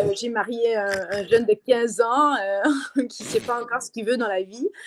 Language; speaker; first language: French; native; French